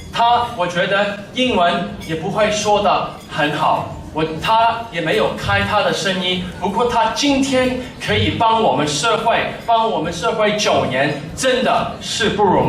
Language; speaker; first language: Chinese; early bilingual, heritage; English